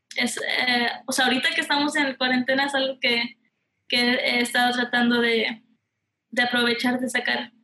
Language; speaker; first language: Spanish; early bilingual, heritage; Spanish